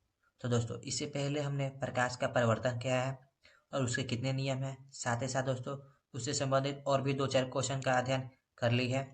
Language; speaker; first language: Hindi; native; Hindi